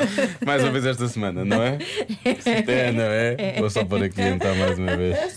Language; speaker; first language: Portuguese; native; Portuguese